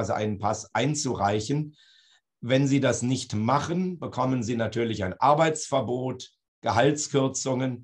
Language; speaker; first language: German; native; German